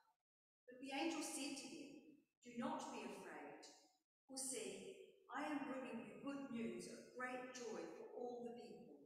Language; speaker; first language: English; native; English